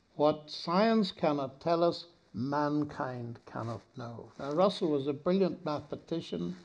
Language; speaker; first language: English; native; English